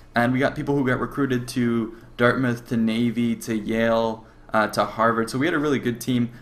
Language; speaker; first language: English; native; English